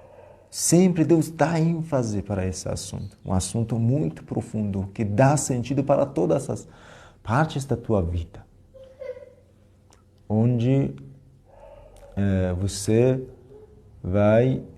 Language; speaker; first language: Portuguese; non-native, fluent; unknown